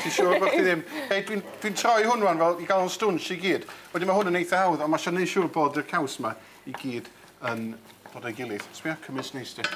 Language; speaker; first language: Welsh; native; Welsh